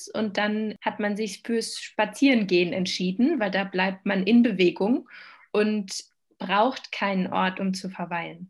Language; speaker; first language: German; native; German